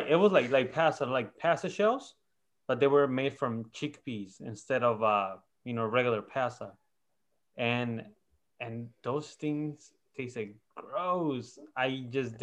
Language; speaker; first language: English; non-native, fluent; Spanish